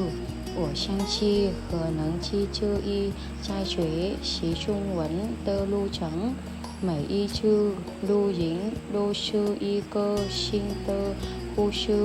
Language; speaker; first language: Chinese; non-native, learner; Vietnamese